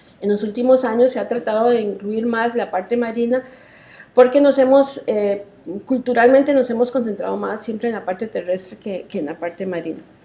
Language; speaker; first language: Spanish; native; Spanish